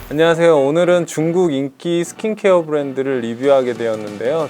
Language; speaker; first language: Korean; native; Korean